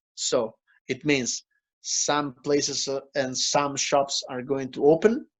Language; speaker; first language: English; non-native, fluent; Italian